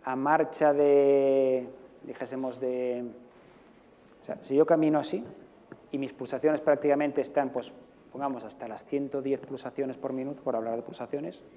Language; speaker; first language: Spanish; native; Spanish